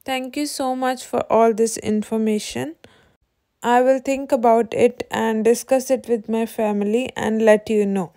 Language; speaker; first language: English; non-native, local second language; Punjabi